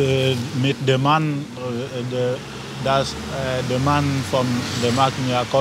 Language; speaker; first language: German; non-native, learner; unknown